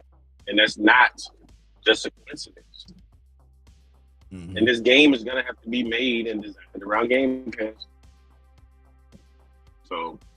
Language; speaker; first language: English; native; English